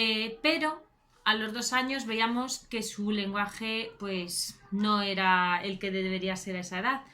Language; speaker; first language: Spanish; native; Spanish